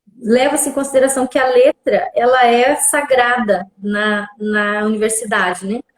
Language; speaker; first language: Portuguese; non-native, local second language; Guarani